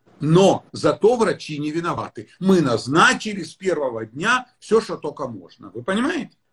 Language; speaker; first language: Russian; native; Russian